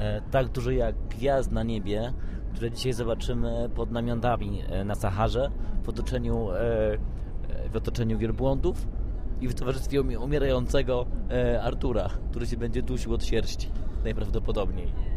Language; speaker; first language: Polish; native; Polish